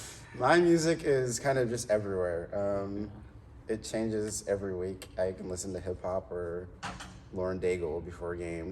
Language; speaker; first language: English; native; English